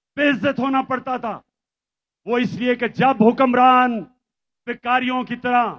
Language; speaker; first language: Urdu; native; Urdu